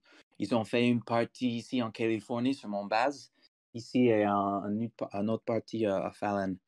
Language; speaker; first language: French; non-native, fluent; English